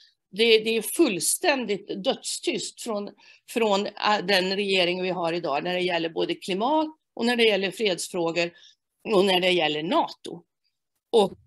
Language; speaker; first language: Swedish; native; Swedish